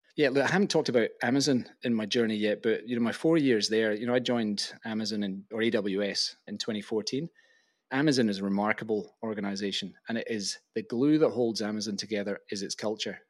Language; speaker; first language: English; native; English